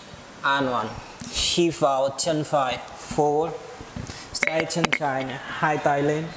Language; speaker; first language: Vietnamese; non-native, learner; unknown